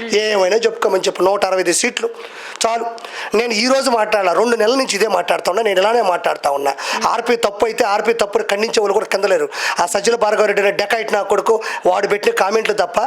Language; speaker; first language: Telugu; native; Telugu